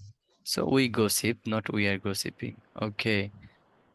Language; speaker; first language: English; non-native, fluent; Bangla